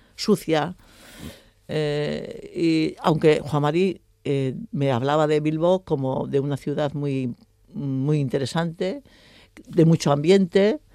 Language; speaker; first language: Spanish; native; Spanish